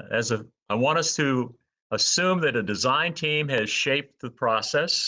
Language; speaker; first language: English; native; English